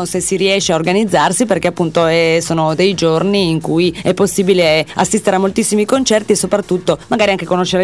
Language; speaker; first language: Italian; native; Italian